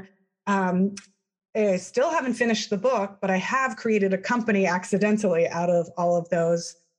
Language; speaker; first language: English; native; English